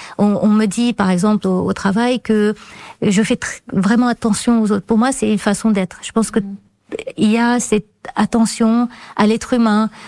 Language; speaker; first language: French; non-native, fluent; Armenian